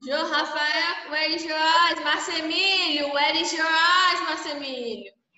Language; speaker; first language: English; non-native, fluent; Portuguese